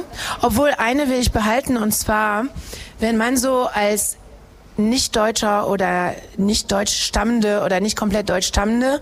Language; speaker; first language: German; non-native, fluent; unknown